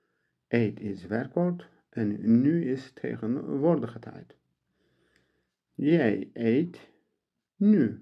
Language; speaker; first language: Dutch; non-native, learner; Turkish